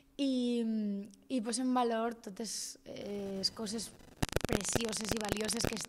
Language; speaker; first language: Catalan; non-native, local second language; Spanish